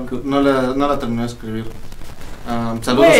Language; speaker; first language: Spanish; native; Spanish